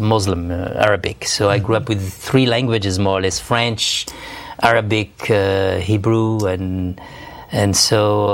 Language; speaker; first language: English; non-native, fluent; Arabic